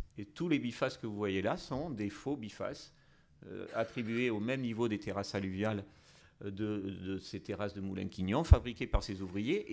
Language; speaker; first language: French; native; French